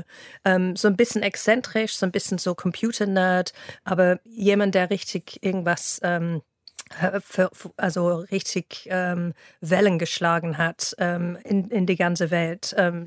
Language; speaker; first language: German; non-native, fluent; English